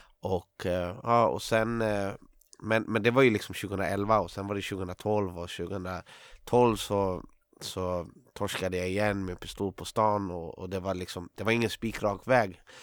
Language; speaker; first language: Swedish; native; Swedish